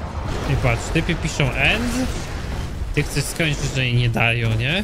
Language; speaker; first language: Polish; native; Polish